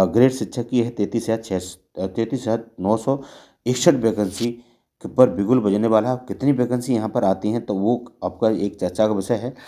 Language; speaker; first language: Hindi; native; Hindi